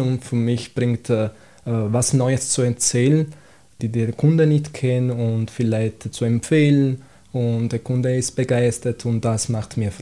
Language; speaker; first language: German; non-native, fluent; Italian